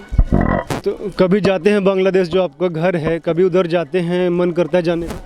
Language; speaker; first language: Hindi; native; Hindi